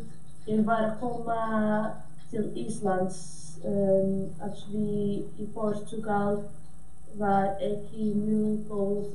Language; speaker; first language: Icelandic; non-native, learner; Portuguese